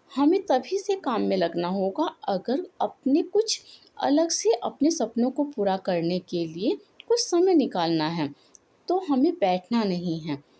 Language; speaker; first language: Hindi; native; Hindi